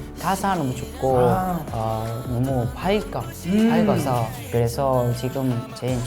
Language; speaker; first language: Korean; non-native, learner; Vietnamese